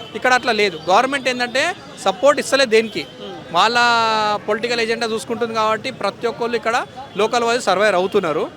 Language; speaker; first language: Telugu; native; Telugu